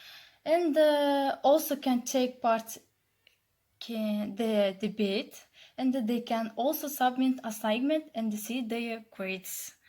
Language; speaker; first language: English; non-native, learner; Kazakh